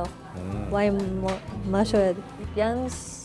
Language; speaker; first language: Korean; non-native, learner; Japanese